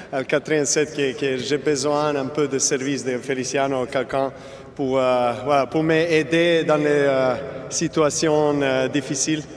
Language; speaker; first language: French; non-native, fluent; Serbian